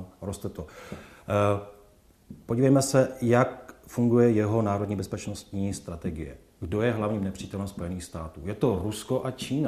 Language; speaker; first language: Czech; native; Czech